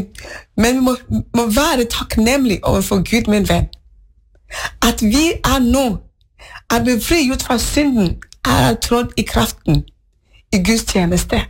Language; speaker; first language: Norwegian; non-native, fluent; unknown